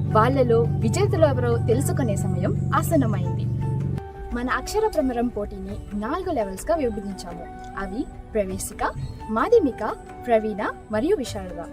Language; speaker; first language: Telugu; early bilingual, heritage; Telugu